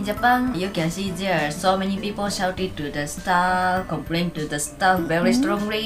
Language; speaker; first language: English; non-native, fluent; Japanese